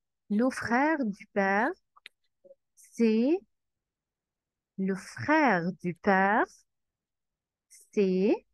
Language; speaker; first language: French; non-native, fluent; Arabic